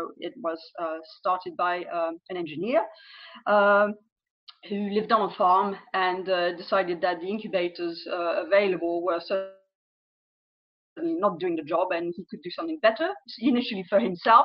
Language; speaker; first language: English; non-native, fluent; French